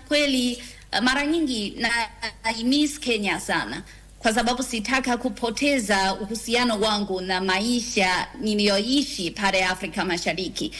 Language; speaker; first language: Swahili; non-native, fluent; Chinese